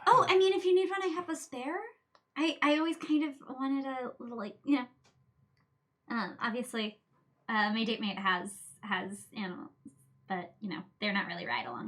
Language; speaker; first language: English; native; English